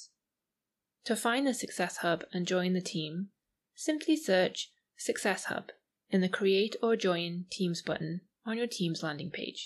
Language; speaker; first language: English; native; English